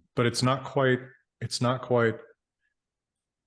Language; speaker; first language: English; native; English